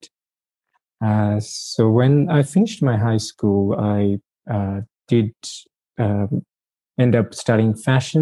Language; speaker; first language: English; non-native, local second language; Bangla